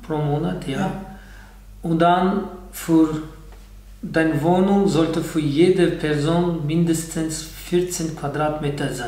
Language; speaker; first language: German; non-native, learner; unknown